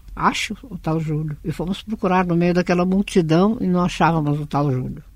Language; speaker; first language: Portuguese; early bilingual, other home language; Russian